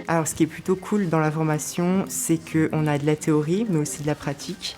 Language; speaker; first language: French; native; French